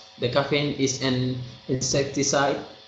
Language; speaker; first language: English; non-native, learner; Indonesian